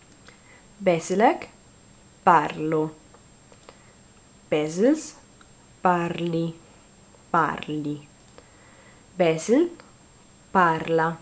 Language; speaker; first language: Hungarian; non-native, learner; Italian